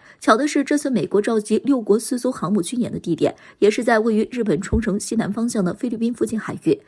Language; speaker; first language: Chinese; native; Chinese